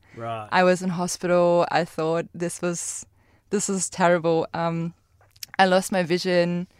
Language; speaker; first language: English; non-native, fluent; German